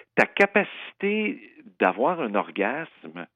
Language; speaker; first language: French; native; French